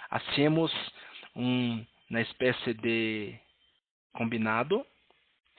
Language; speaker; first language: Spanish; non-native, learner; Portuguese